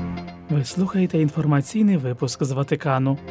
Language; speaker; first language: Ukrainian; native; Ukrainian